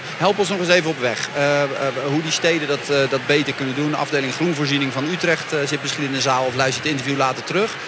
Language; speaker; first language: Dutch; native; Dutch